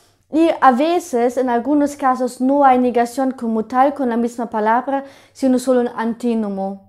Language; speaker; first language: Spanish; non-native, fluent; German